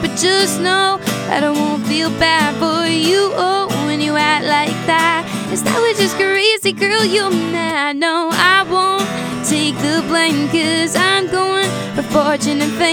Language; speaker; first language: English; native; English